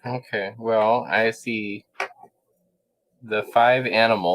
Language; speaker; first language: English; native; English